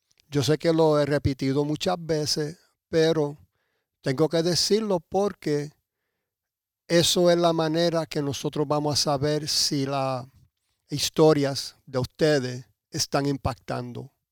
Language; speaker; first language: Spanish; early bilingual, heritage; Spanish